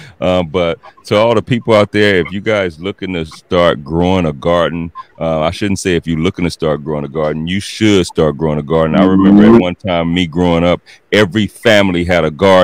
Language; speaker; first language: English; native; English